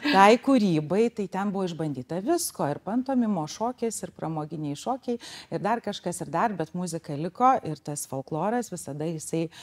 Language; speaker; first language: Lithuanian; native; Lithuanian